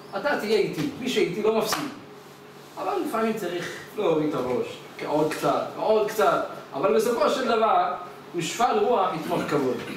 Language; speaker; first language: Hebrew; native; Hebrew